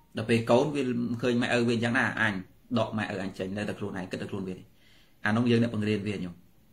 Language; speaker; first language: Khmer; native; Khmer